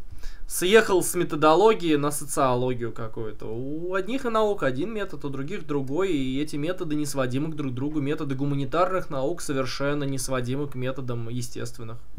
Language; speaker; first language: Russian; native; Russian